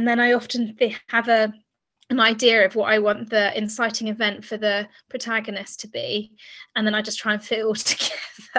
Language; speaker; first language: English; native; English